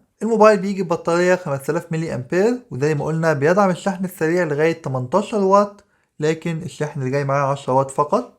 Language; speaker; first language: Arabic; native; Arabic